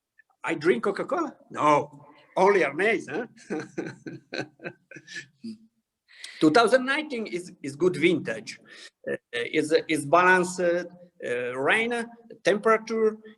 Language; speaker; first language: English; non-native, learner; Italian